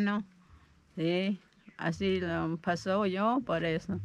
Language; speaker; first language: Spanish; non-native, local second language; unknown